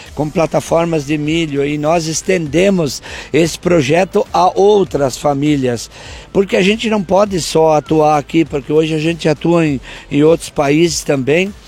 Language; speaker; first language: Portuguese; native; Portuguese